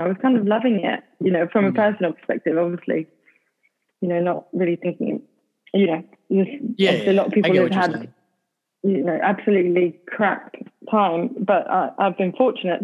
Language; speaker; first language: English; non-native, fluent; Swedish